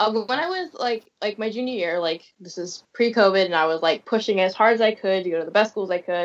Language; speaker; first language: English; native; English